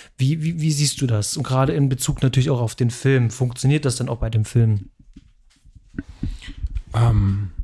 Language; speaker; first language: German; native; German